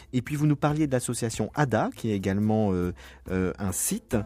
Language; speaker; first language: French; native; French